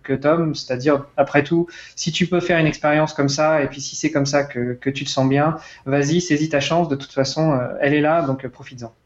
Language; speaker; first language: French; native; French